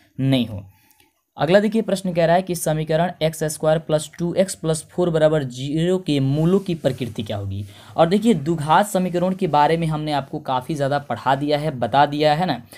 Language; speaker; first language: Hindi; native; Hindi